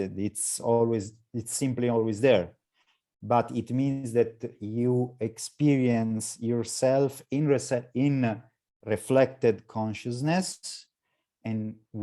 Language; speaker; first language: English; non-native, learner; Italian